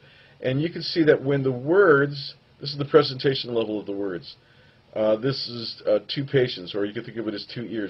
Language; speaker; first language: English; native; English